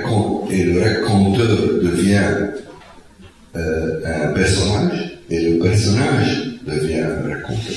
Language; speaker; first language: French; non-native, fluent; Arabic